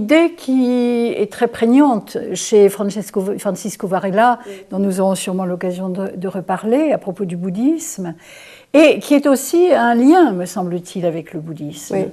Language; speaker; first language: French; native; French